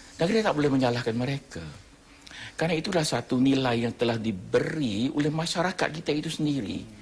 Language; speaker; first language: Malay; non-native, fluent; Thai